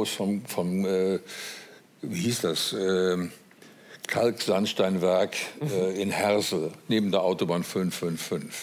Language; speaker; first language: German; native; German